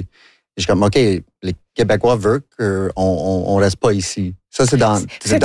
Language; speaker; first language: French; non-native, local second language; English